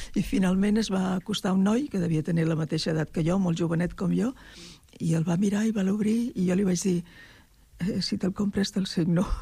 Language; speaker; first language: Catalan; native; Catalan